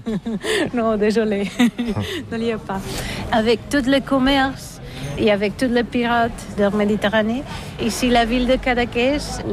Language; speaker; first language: French; non-native, learner; Catalan